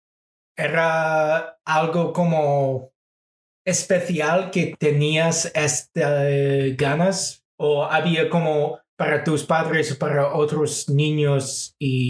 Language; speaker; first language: Spanish; non-native, fluent; English